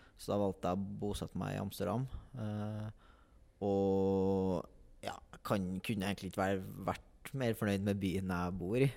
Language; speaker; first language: Norwegian; native; Norwegian